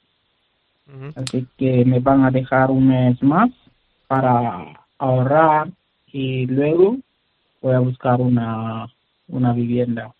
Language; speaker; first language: Spanish; non-native, learner; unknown